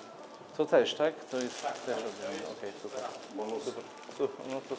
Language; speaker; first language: Polish; non-native, learner; English